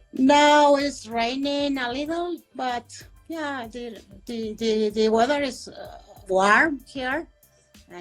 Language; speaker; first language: English; non-native, fluent; Spanish